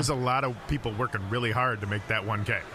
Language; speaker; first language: English; native; English